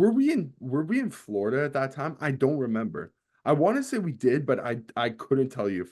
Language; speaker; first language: English; native; English